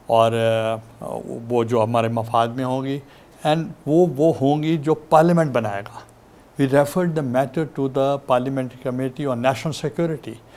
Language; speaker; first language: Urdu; non-native, local second language; Saraiki